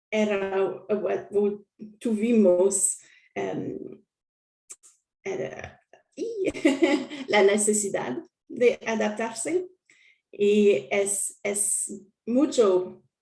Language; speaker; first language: Spanish; non-native, learner; French